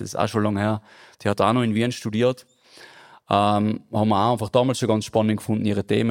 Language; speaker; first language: German; native; German